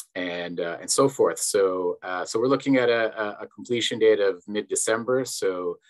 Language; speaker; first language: English; native; English